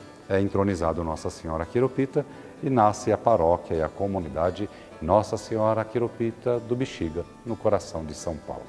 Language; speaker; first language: Portuguese; native; Portuguese